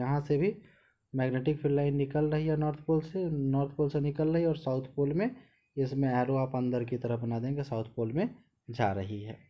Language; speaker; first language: Hindi; native; Hindi